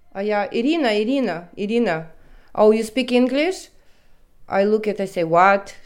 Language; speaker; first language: English; non-native, learner; Ukrainian